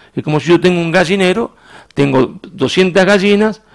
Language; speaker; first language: Spanish; native; Spanish